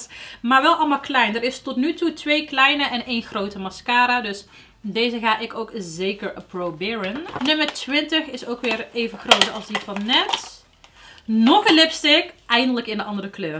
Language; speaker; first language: Dutch; native; Dutch